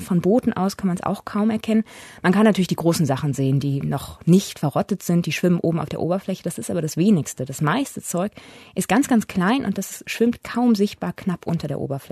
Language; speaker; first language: German; native; German